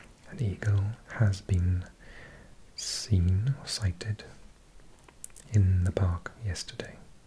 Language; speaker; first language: English; native; English